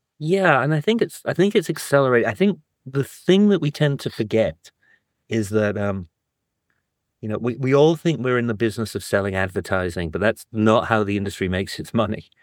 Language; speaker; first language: English; native; English